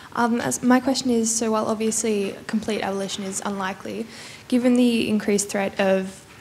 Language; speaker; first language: English; non-native, fluent; Khmer